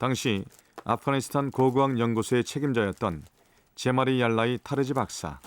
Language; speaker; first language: Korean; native; Korean